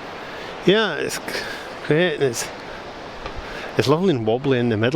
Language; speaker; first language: English; native; English